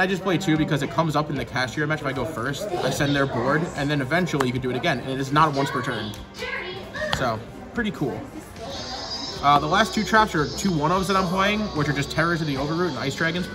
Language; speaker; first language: English; native; English